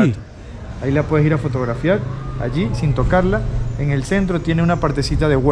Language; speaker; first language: Spanish; native; Spanish